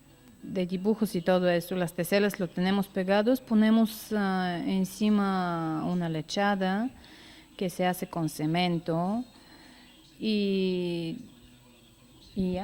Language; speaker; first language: Spanish; non-native, learner; Bulgarian